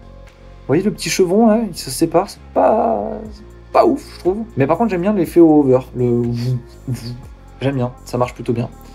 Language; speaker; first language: French; native; French